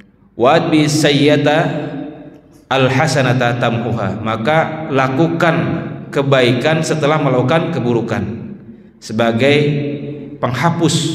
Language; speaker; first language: Indonesian; native; Indonesian